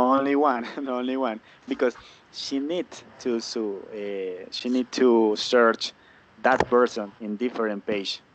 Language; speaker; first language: English; non-native, learner; Spanish